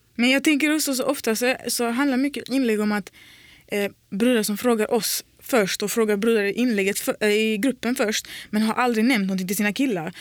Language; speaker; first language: Swedish; early bilingual, other home language; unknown